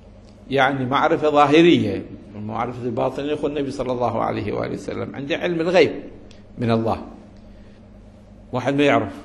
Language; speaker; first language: Arabic; native; Arabic